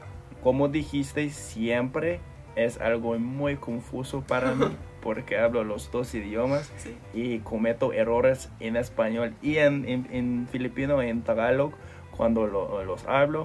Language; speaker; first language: Spanish; non-native, fluent; English